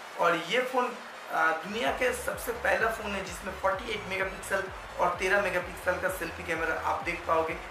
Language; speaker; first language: Hindi; non-native, local second language; Bangla